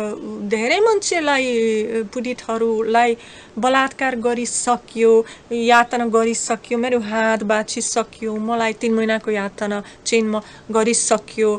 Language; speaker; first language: Nepali; non-native, fluent; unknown